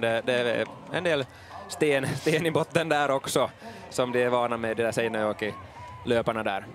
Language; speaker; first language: Swedish; native; Swedish